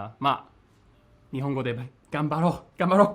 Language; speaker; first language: Japanese; non-native, fluent; English